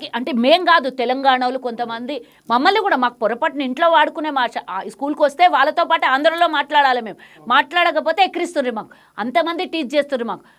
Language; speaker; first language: Telugu; native; Telugu